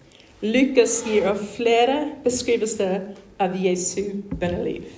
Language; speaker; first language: Norwegian; non-native, fluent; English